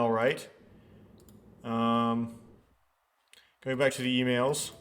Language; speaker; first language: English; native; English